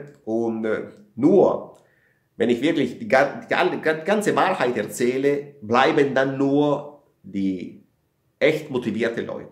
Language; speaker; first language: German; non-native, fluent; Italian